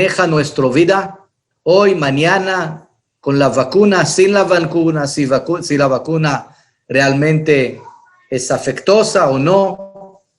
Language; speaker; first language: Spanish; non-native, fluent; Hebrew